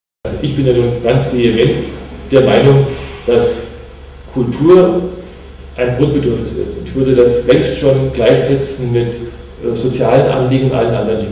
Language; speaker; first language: German; native; German